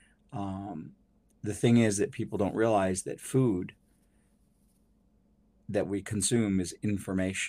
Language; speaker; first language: English; native; English